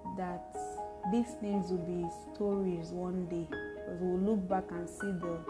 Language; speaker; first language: English; non-native, local second language; Igbo